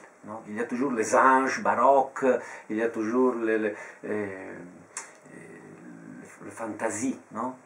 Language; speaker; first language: French; non-native, fluent; Italian